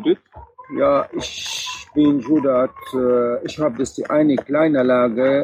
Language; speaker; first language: German; non-native, learner; Arabic